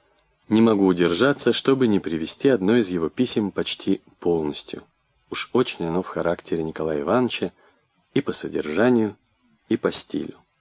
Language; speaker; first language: Russian; native; Russian